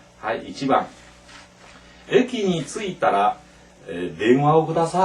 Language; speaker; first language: Japanese; non-native, fluent; Korean